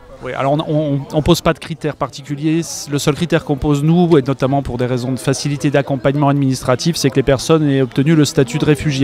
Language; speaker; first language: French; native; French